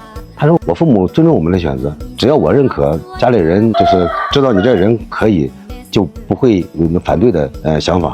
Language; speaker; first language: Chinese; native; Chinese